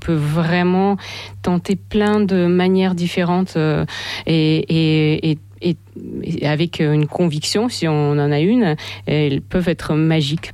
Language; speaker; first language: French; non-native, fluent; Russian